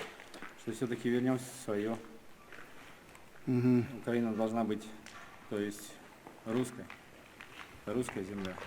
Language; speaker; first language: Russian; native; Russian